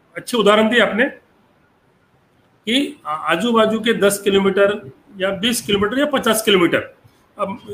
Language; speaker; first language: Hindi; non-native, local second language; Marathi